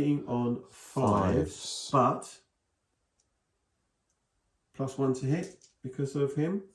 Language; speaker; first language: English; native; English